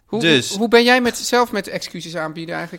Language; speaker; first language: Dutch; native; Dutch